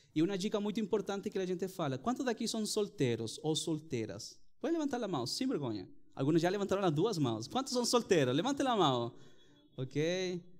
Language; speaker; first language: Portuguese; non-native, fluent; Spanish